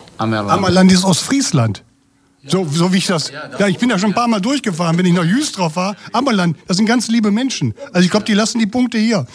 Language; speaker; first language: German; native; German